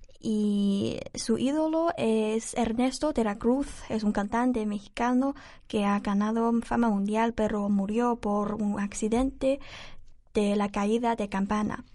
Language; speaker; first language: Spanish; non-native, learner; Chinese